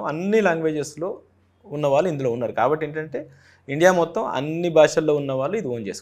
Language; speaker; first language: Telugu; native; Telugu